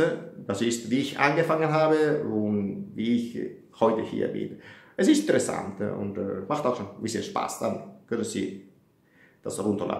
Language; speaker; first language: German; non-native, fluent; Italian